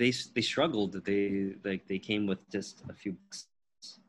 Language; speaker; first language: English; non-native, fluent; Min Nan Chinese